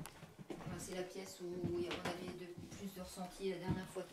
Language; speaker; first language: French; native; French